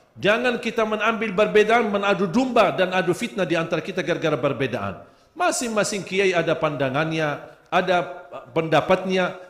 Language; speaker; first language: Malay; non-native, fluent; Arabic